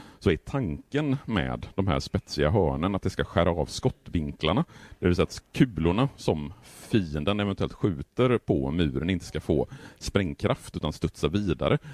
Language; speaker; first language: Swedish; native; Swedish